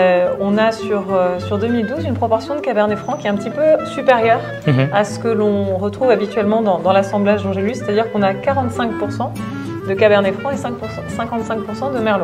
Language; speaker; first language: French; native; French